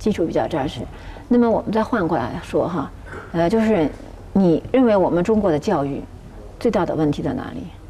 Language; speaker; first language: Chinese; native; Chinese